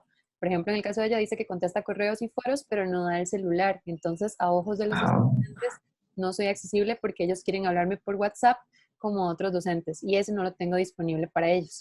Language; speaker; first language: Spanish; native; Spanish